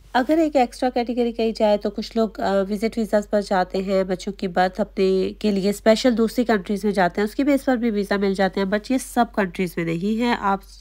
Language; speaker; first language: Urdu; native; Urdu